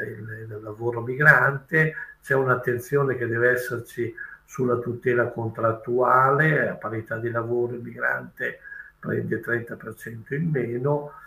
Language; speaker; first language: Italian; native; Italian